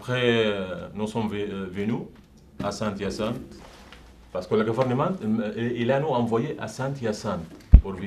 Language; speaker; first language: French; non-native, learner; Arabic